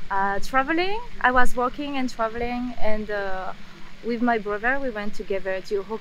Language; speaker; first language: English; non-native, fluent; French